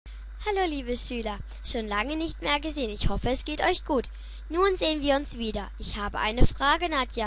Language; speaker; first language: German; native; German